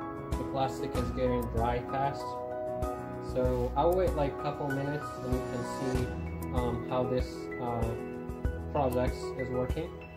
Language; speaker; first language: English; non-native, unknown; Arabic